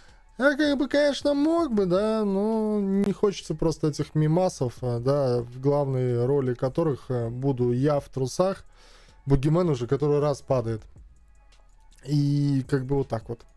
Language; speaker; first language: Russian; native; Russian